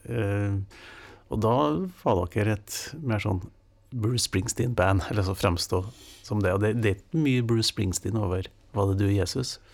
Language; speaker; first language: Norwegian; native; Norwegian